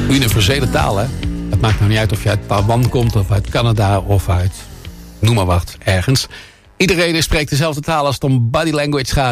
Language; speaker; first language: Dutch; native; Dutch